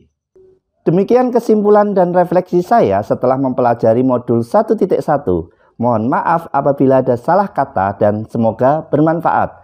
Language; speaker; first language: Indonesian; non-native, local second language; Javanese